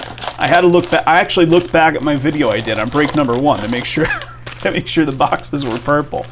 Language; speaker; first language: English; native; English